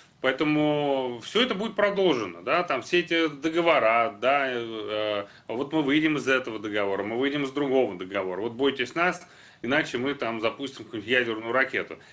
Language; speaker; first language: Russian; native; Russian